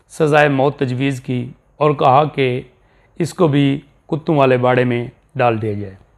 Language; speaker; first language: Urdu; non-native, local second language; Saraiki